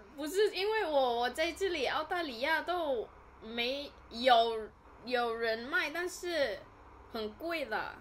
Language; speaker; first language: Chinese; non-native, learner; Indonesian